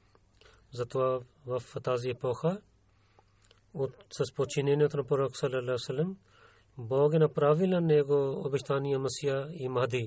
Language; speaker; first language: Bulgarian; non-native, learner; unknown